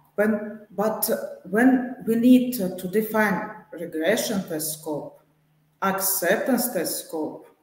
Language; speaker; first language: English; non-native, fluent; Russian